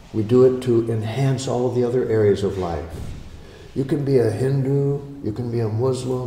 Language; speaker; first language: English; native; English